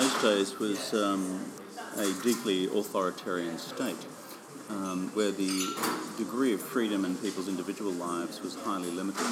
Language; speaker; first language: English; native; English